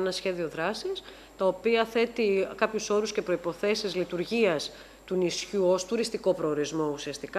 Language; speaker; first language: Greek; native; Greek